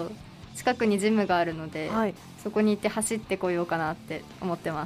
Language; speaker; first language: Japanese; native; Japanese